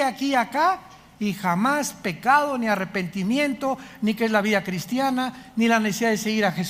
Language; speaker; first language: Spanish; native; Spanish